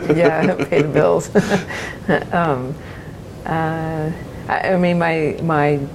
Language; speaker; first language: English; native; English